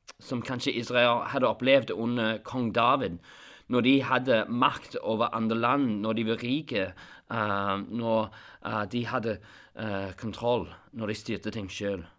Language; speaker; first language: Norwegian; non-native, fluent; English